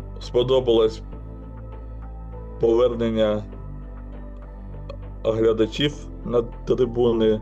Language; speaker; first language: Ukrainian; non-native, local second language; Russian